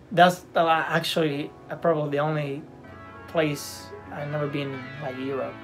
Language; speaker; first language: English; non-native, fluent; Italian